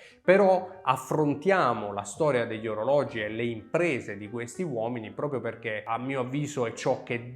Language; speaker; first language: Italian; native; Italian